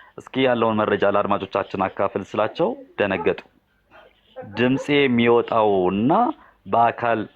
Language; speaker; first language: Amharic; non-native, local second language; Tigrinya